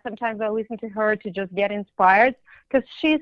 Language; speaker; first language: English; non-native, fluent; Russian